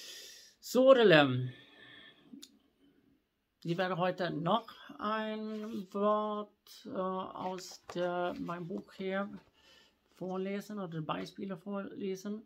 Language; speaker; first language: German; non-native, fluent; Swedish